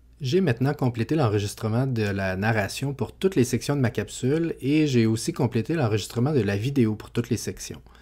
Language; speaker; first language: French; native; French